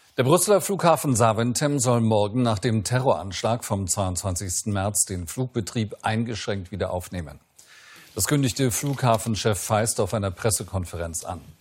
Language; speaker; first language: German; native; German